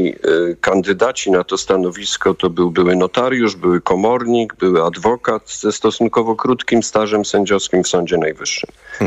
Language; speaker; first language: Polish; native; Polish